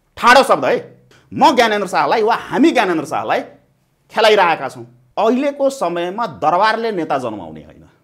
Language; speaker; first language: Nepali; non-native, local second language; Maithili